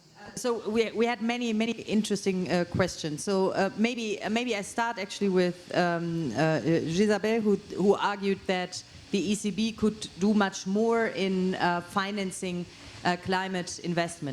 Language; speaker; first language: English; non-native, fluent; German